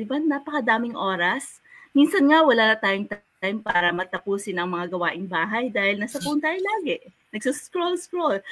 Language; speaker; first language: Filipino; native; Filipino